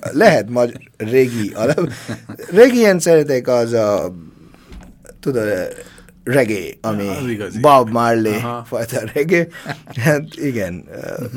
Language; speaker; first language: Hungarian; non-native, learner; Bangla